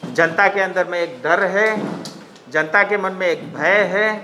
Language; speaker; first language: Hindi; non-native, local second language; Nepali